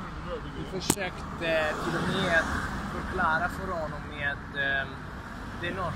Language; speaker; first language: Swedish; non-native, fluent; Italian